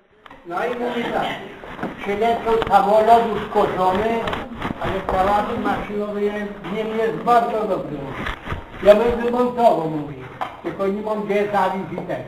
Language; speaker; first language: Polish; native; Polish